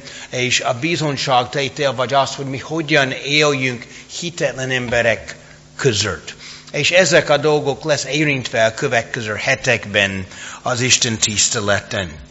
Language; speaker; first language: Hungarian; non-native, fluent; English